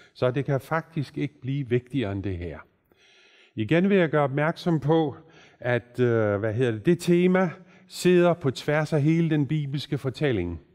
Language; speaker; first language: Danish; native; Danish